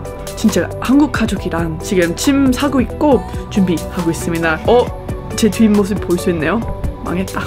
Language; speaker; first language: Korean; non-native, fluent; English